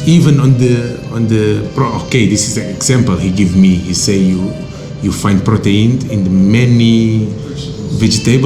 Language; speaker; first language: English; non-native, local second language; Kabuverdianu